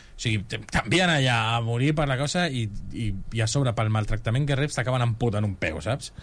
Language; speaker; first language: Catalan; non-native, local second language; Spanish